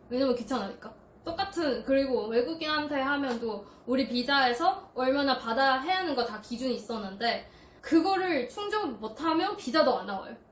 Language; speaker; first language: Korean; non-native, fluent; Chinese